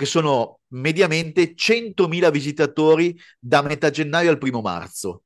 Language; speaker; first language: Italian; native; Italian